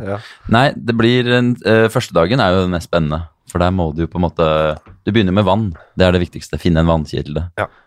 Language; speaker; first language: Norwegian; native; Norwegian